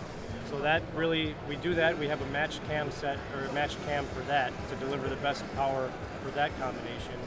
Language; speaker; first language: English; native; English